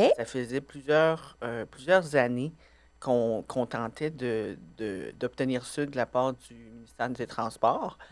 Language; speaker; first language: French; native; French